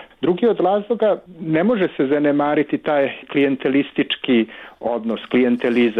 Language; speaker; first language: Serbian; native; Serbian